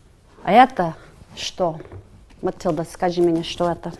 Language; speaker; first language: Russian; non-native, fluent; English